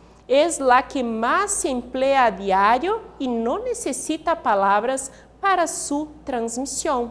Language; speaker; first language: Spanish; non-native, learner; Portuguese